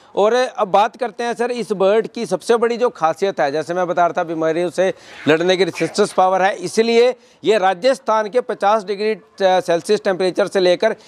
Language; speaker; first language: Hindi; native; Hindi